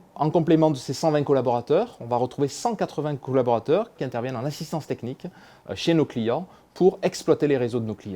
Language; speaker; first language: French; native; French